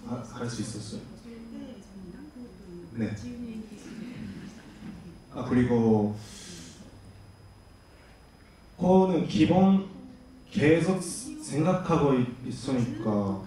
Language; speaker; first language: Korean; non-native, learner; Japanese